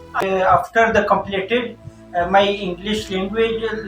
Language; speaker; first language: English; non-native, learner; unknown